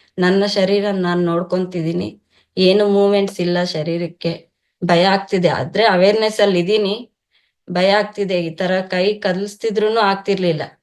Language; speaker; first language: Kannada; non-native, local second language; Telugu